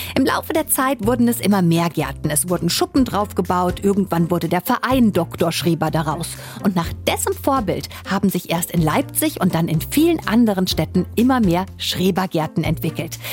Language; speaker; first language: German; native; German